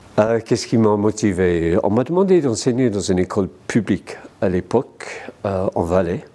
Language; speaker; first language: French; non-native, fluent; English